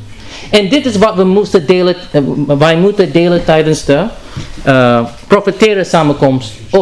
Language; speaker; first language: Dutch; non-native, learner; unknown